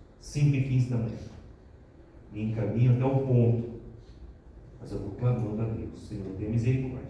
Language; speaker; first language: Portuguese; native; Portuguese